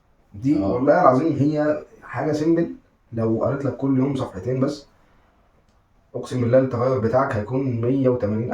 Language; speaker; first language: Arabic; native; Arabic